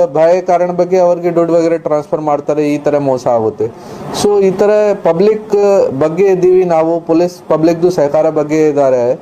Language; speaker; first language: Kannada; non-native, local second language; Hindi